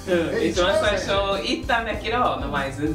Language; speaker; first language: Japanese; non-native, fluent; English